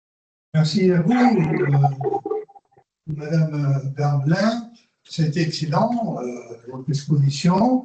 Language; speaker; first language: French; non-native, fluent; Spanish